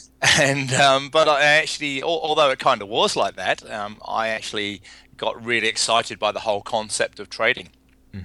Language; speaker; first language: English; native; English